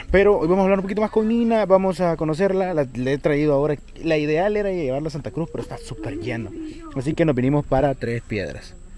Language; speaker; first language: Spanish; native; Spanish